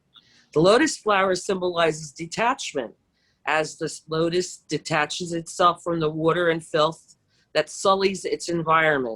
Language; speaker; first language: English; native; English